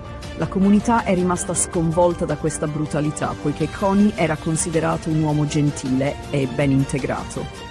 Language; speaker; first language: Italian; native; Italian